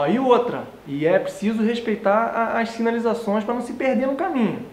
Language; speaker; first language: Portuguese; native; Portuguese